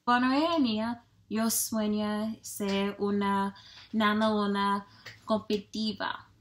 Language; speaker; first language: Spanish; non-native, learner; English